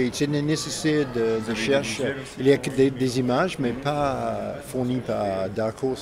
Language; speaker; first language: French; non-native, fluent; English